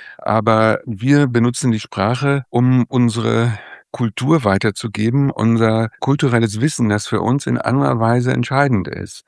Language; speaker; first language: German; native; German